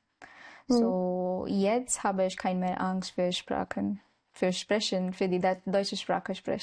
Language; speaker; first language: German; non-native, learner; Marathi